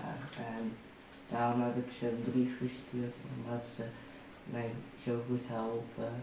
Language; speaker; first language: Dutch; early bilingual, other home language; Chinese